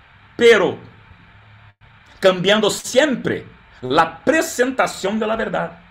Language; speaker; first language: Spanish; non-native, learner; Portuguese